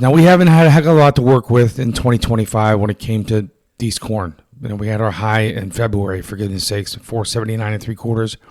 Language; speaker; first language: English; native; English